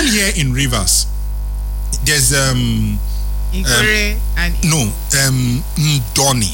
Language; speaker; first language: English; non-native, local second language; Igbo